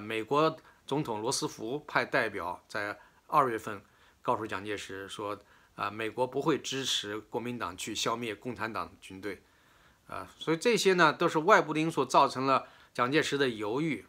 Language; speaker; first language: Chinese; native; Chinese